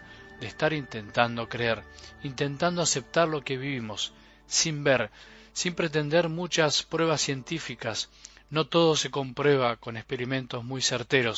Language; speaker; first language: Spanish; native; Spanish